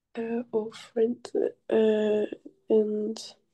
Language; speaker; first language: English; non-native, learner; French